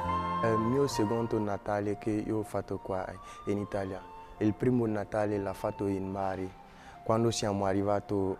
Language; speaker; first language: Italian; non-native, learner; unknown